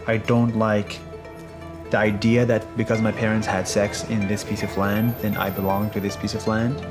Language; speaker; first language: English; non-native, fluent; Arabic